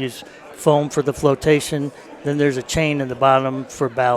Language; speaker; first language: English; native; English